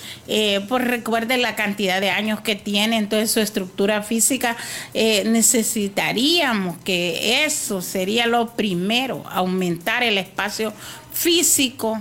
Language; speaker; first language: Spanish; native; Spanish